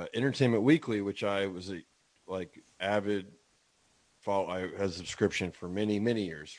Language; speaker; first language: English; native; English